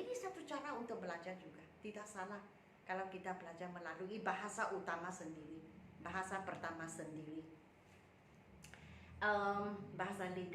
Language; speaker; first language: Indonesian; non-native, local second language; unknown